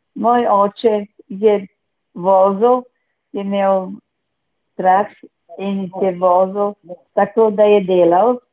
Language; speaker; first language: Slovenian; native; Slovenian